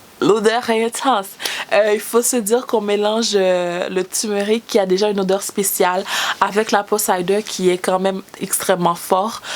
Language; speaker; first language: French; native; French